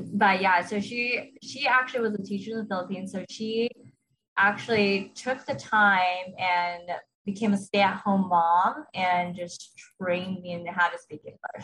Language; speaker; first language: English; early bilingual, other home language; Iloko